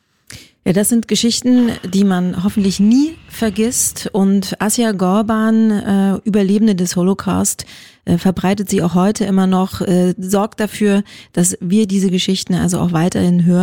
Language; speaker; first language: German; native; German